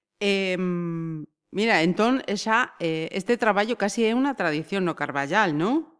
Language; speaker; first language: Galician; native; Galician